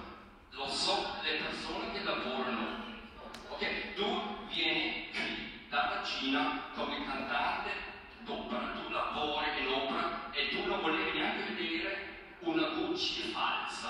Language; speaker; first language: Italian; non-native, fluent; German